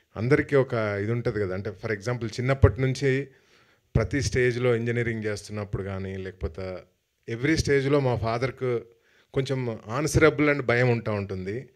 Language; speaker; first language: Telugu; native; Telugu